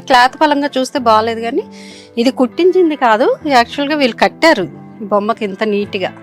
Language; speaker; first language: Telugu; native; Telugu